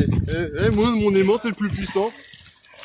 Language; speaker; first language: French; native; French